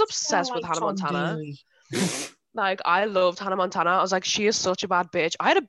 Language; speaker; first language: English; native; English